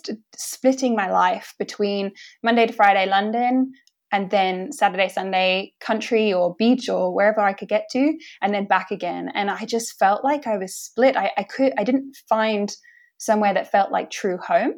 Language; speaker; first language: English; native; English